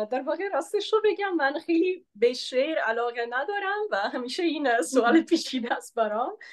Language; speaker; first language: Persian; non-native, fluent; Italian